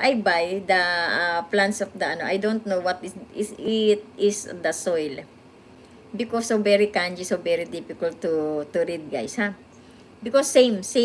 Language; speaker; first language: English; non-native, local second language; Filipino